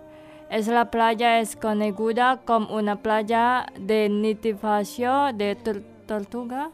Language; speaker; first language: Catalan; non-native, learner; Indonesian